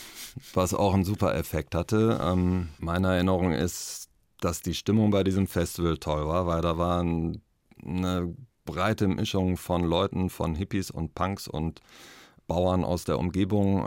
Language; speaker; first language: German; native; German